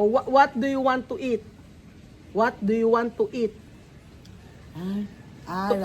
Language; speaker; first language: English; non-native, learner; Filipino